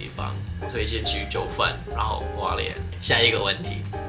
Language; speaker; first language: Chinese; non-native, fluent; English